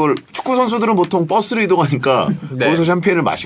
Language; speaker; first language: Korean; native; Korean